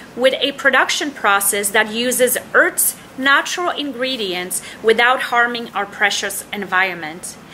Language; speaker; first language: English; non-native, fluent; Polish